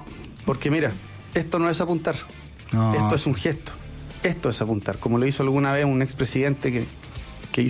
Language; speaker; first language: Spanish; native; Spanish